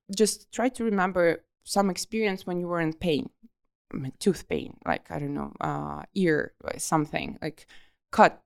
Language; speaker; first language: English; non-native, fluent; Russian